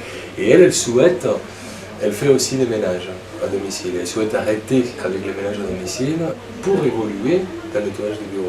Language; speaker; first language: French; native; French